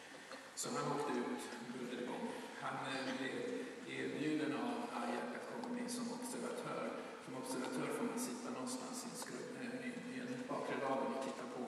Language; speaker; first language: Swedish; native; Swedish